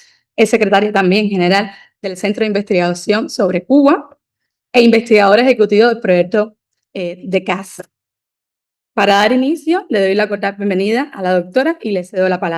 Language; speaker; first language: Spanish; native; Spanish